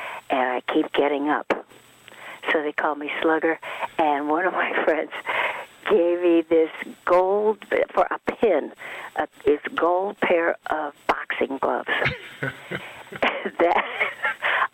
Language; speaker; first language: English; early bilingual, other home language; Swedish